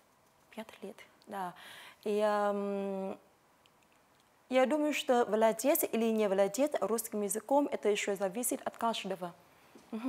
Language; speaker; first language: Russian; non-native, fluent; Vietnamese